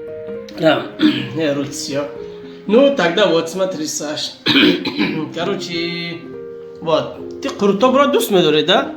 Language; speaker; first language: Russian; non-native, local second language; Tajik